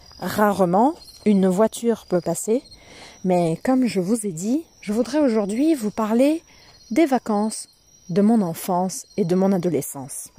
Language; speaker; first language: French; non-native, fluent; Portuguese